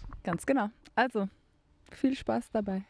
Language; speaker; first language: German; native; German